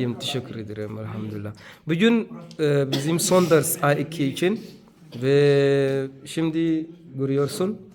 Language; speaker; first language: Turkish; non-native, learner; Arabic